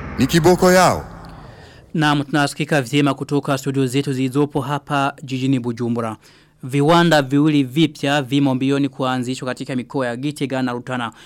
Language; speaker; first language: Swahili; non-native, local second language; Rundi